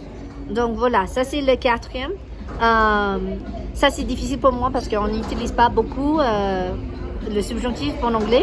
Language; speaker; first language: French; non-native, learner; English